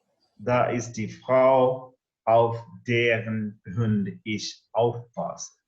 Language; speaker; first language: German; non-native, learner; English